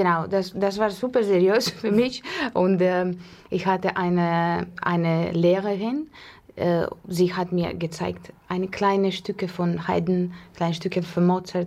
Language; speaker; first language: German; non-native, learner; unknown